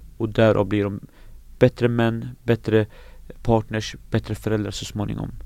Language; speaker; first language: Swedish; early bilingual, other home language; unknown